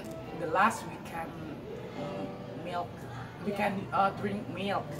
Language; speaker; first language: English; non-native, learner; Indonesian